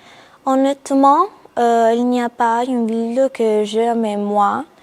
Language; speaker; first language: French; non-native, fluent; Italian